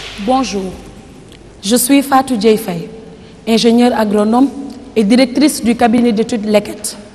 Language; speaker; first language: French; non-native, local second language; Wolof